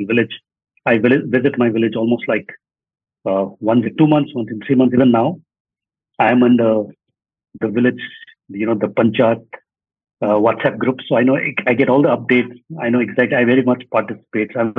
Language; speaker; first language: English; non-native, local second language; Nepali